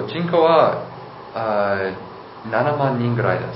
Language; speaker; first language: Japanese; non-native, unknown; English